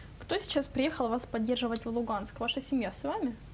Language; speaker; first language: Russian; non-native, learner; Slovak